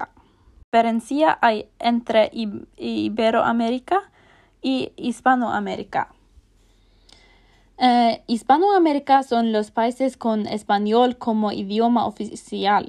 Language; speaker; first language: Spanish; non-native, fluent; Norwegian